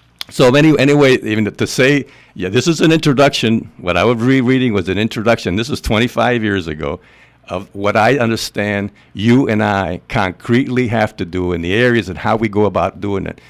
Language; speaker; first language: English; non-native, local second language; Spanish